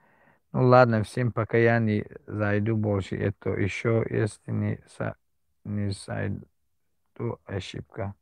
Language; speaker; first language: Russian; non-native, learner; Tajik